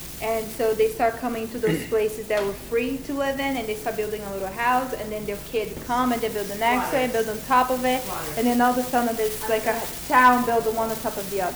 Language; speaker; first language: English; non-native, fluent; Portuguese